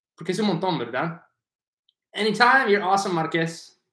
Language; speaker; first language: Spanish; non-native, fluent; English